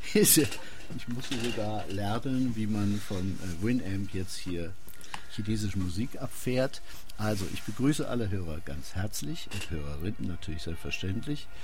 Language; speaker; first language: German; native; German